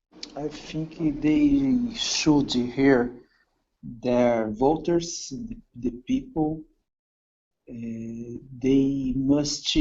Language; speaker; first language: English; non-native, learner; Portuguese